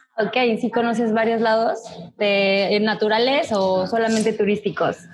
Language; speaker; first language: Spanish; native; Spanish